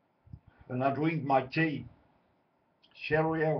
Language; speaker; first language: English; non-native, learner; Swedish